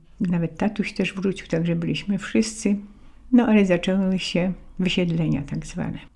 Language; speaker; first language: Polish; native; Polish